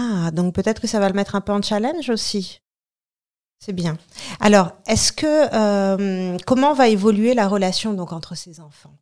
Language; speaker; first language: French; native; French